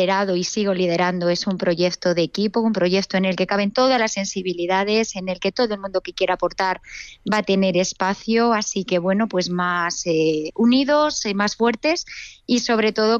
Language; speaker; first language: Spanish; native; Spanish